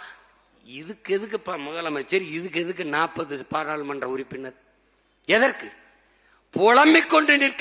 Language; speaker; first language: Tamil; native; Tamil